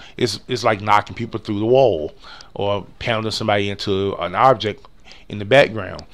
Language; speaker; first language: English; native; English